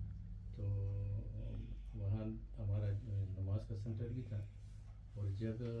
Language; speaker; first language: Hindi; non-native, fluent; Pashto